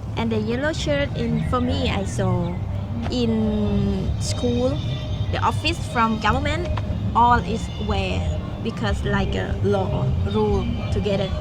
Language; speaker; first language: English; non-native, learner; Thai